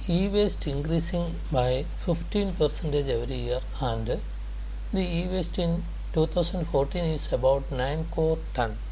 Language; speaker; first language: English; non-native, local second language; Malayalam